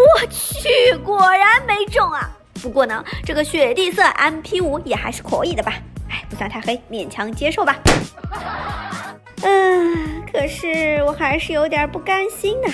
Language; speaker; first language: Chinese; native; Chinese